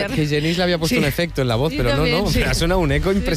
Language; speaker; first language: Spanish; native; Spanish